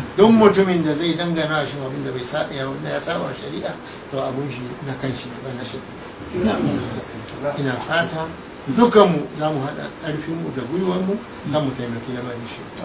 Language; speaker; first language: Hausa; non-native, local second language; Arabic